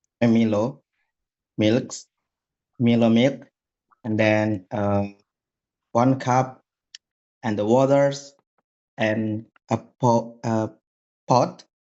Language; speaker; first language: English; non-native, learner; Indonesian